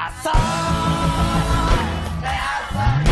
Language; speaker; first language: Indonesian; native; Indonesian